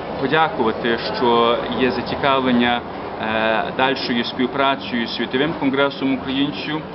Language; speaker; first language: Ukrainian; early bilingual, heritage; Ukrainian